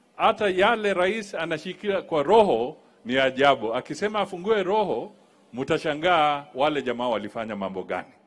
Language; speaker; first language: Swahili; non-native, local second language; Luyia